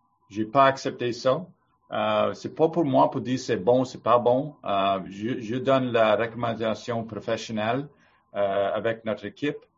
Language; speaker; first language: French; non-native, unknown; English